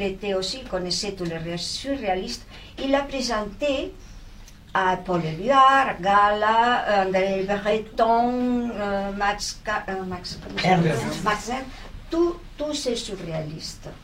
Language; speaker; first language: French; non-native, fluent; Spanish